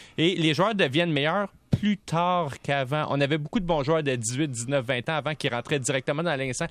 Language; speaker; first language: French; native; French